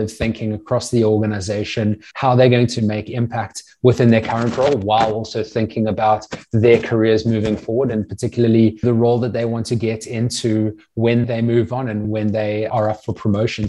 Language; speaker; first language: English; native; English